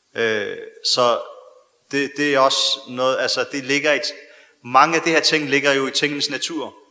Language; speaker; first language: Danish; early bilingual, other home language; Arabic